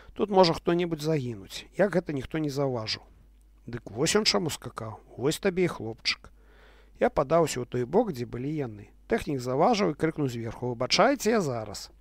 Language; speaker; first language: Belarusian; non-native, local second language; Russian